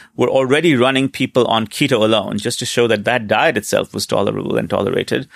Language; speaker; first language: English; non-native, local second language; Hindi